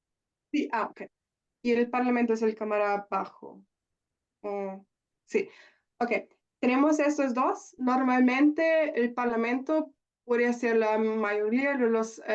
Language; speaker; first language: Spanish; non-native, learner; German